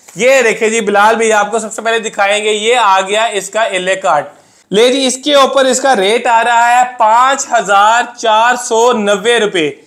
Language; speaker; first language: Urdu; non-native, local second language; Punjabi